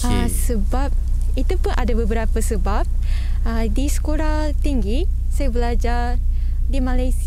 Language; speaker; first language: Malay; non-native, fluent; Japanese